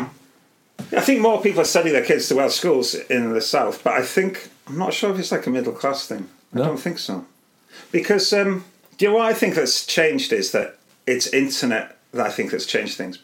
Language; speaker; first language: English; non-native, local second language; Welsh